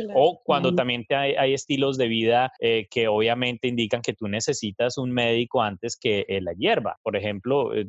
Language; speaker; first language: Spanish; native; Spanish